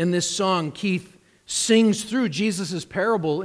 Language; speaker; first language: English; native; English